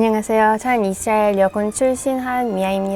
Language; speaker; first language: Korean; non-native, fluent; Hebrew